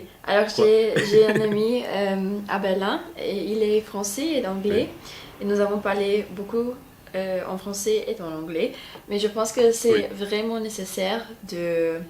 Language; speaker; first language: French; non-native, learner; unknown